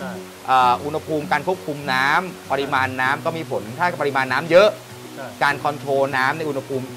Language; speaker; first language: Thai; native; Thai